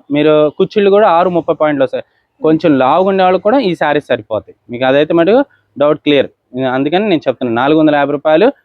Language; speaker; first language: Telugu; native; Telugu